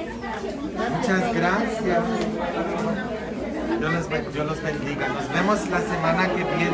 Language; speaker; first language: Spanish; non-native, fluent; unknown